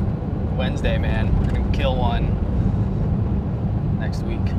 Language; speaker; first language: English; native; English